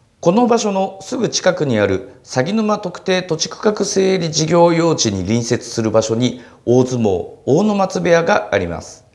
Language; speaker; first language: Japanese; native; Japanese